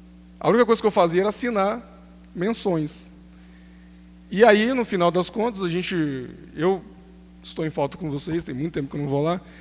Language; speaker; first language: Portuguese; native; Portuguese